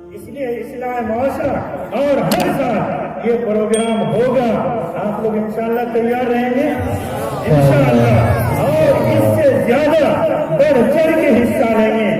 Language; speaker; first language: Urdu; native; Urdu